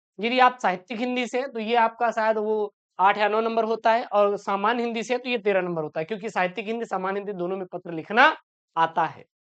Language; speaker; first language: Hindi; native; Hindi